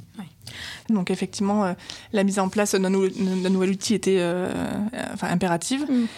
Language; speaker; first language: French; native; French